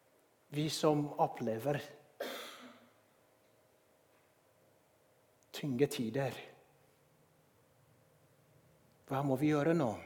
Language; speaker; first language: Norwegian; non-native, fluent; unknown